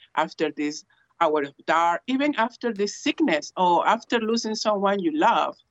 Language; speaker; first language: English; non-native, fluent; Spanish